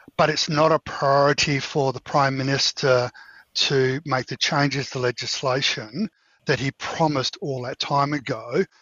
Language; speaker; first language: English; native; English